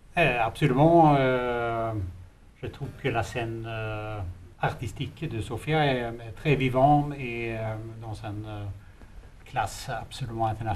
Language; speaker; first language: French; non-native, fluent; Swedish